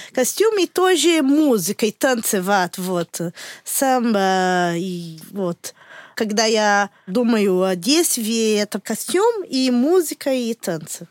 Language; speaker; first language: Russian; non-native, learner; Portuguese